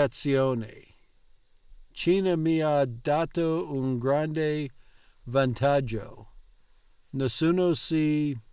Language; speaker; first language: Italian; non-native, learner; English